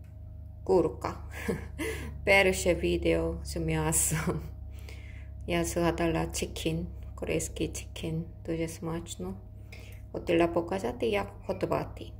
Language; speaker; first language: Ukrainian; non-native, learner; Korean